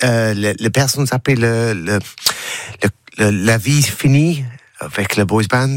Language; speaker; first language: French; non-native, learner; English